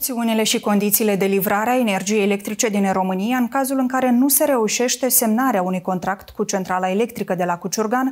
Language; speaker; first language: Romanian; native; Romanian